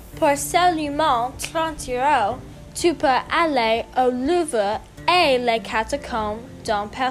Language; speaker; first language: French; non-native, learner; English